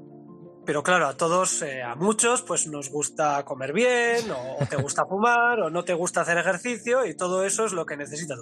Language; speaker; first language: Spanish; native; Spanish